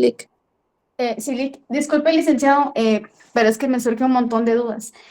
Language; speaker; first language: Spanish; native; Spanish